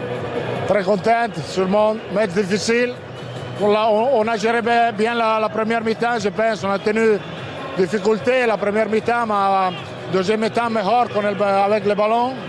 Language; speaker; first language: French; non-native, learner; Italian